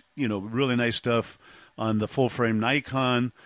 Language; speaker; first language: English; native; English